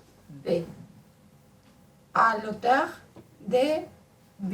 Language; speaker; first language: French; non-native, learner; Spanish